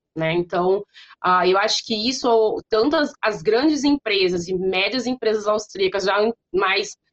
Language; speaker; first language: Portuguese; native; Portuguese